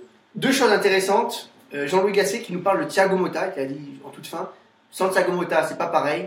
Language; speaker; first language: French; native; French